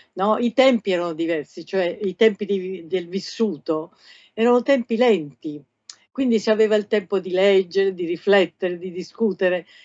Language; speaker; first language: Italian; native; Italian